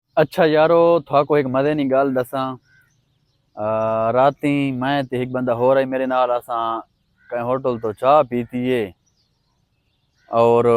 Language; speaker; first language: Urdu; non-native, local second language; Punjabi